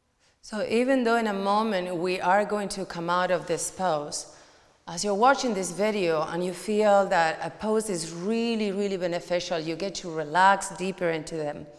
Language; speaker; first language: English; non-native, fluent; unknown